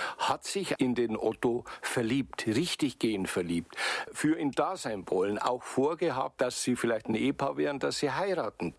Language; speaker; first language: German; native; German